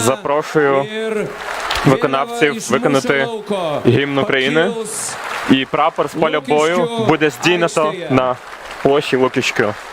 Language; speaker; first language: Ukrainian; native; Ukrainian